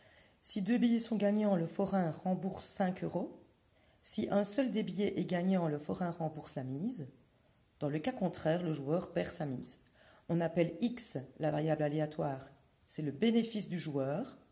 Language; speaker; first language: French; native; French